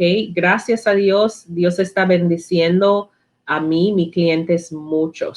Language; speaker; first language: Spanish; non-native, learner; English